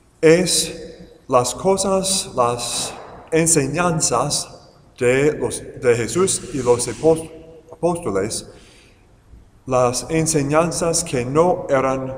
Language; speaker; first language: Spanish; non-native, fluent; English